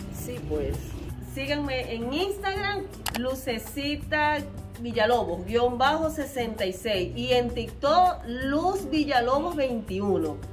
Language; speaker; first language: Spanish; native; Spanish